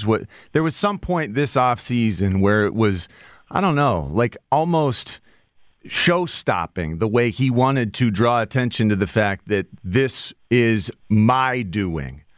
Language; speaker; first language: English; native; English